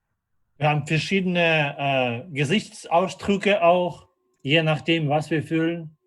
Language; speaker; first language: German; non-native, fluent; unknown